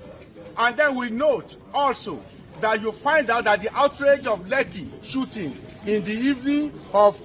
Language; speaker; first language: English; non-native, local second language; Yoruba